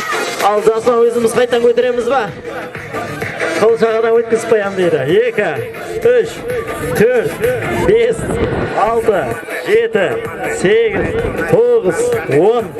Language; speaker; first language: Kazakh; native; Kazakh